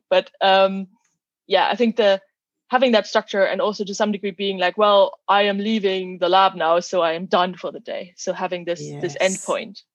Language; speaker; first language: English; non-native, fluent; German